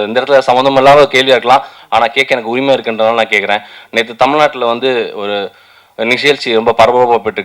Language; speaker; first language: Tamil; native; Tamil